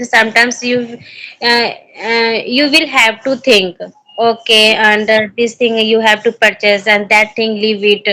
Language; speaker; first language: English; non-native, learner; Hindi